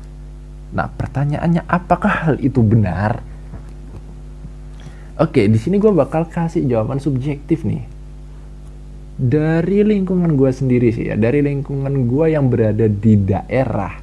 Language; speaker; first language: Indonesian; native; Indonesian